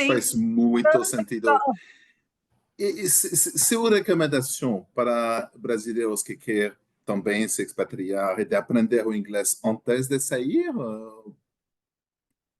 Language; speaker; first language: Portuguese; non-native, learner; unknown